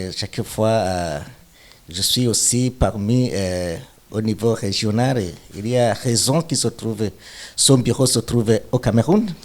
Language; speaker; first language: French; non-native, local second language; Rundi